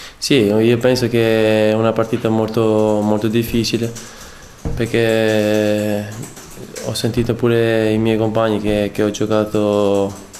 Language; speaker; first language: Italian; non-native, fluent; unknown